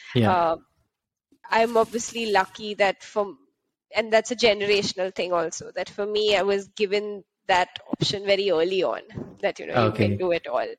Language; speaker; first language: English; non-native, local second language; Hindi